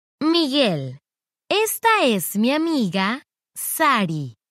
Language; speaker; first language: Spanish; non-native, learner; English